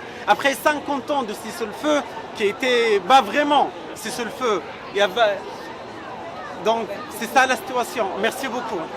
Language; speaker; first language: French; non-native, fluent; Arabic